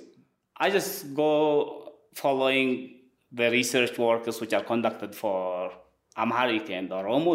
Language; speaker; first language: English; non-native, fluent; Wolaytta